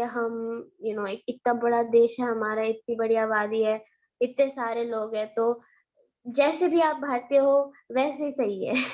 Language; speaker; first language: Hindi; early bilingual, heritage; Hindi